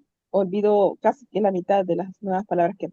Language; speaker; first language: Spanish; native; Spanish